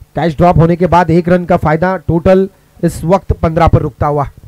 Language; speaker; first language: Hindi; non-native, local second language; Marathi